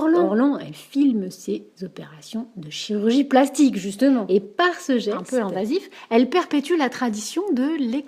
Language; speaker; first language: French; native; French